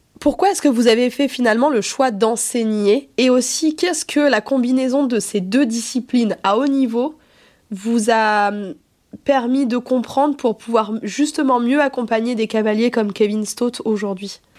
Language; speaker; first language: French; native; French